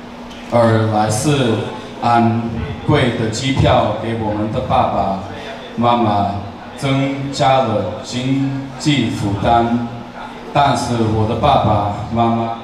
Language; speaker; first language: Chinese; early bilingual, heritage; Chinese